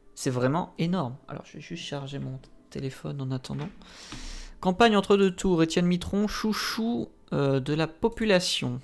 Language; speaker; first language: French; native; French